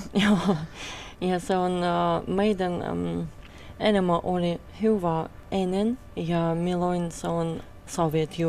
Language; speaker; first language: Finnish; non-native, learner; Russian